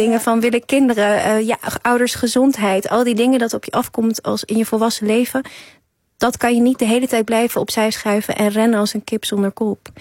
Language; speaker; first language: Dutch; early bilingual, other home language; Persian